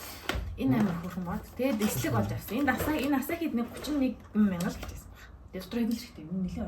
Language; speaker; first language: Mongolian; native; Mongolian